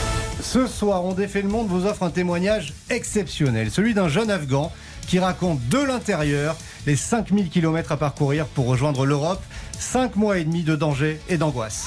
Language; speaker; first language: French; native; French